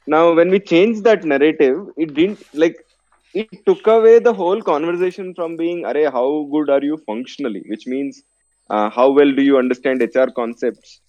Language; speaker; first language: English; non-native, local second language; Telugu